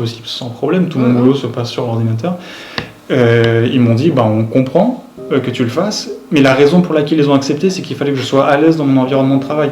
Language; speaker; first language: French; native; French